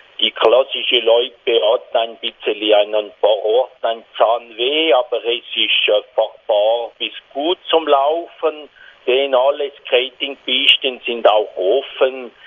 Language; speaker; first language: German; non-native, local second language; French